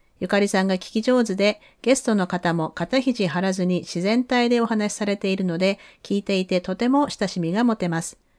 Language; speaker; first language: Japanese; native; Japanese